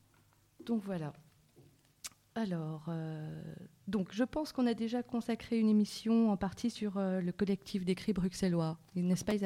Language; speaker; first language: French; native; French